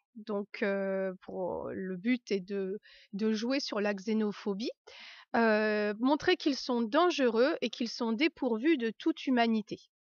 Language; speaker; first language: French; native; French